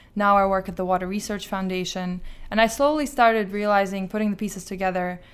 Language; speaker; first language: English; non-native, fluent; Azerbaijani